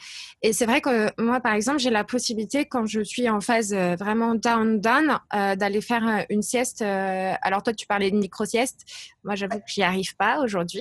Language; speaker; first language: French; native; French